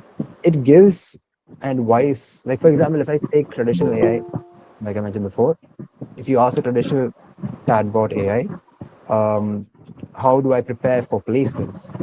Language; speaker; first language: English; non-native, local second language; Malayalam